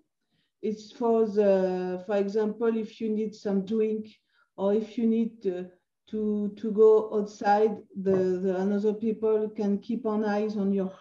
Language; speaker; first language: English; non-native, learner; French